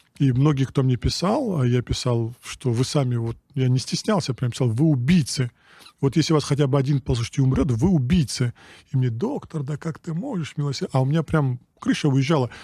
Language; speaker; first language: Russian; non-native, local second language; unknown